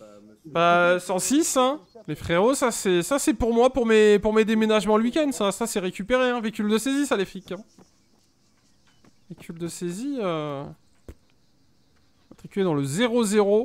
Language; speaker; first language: French; native; French